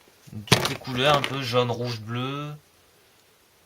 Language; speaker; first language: French; native; French